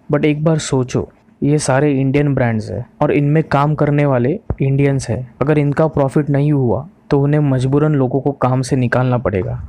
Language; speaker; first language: Hindi; non-native, local second language; Marathi